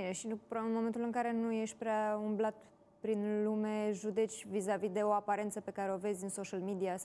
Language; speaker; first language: Romanian; native; Romanian